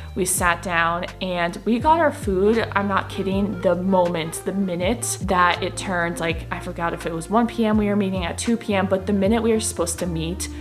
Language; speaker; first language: English; native; English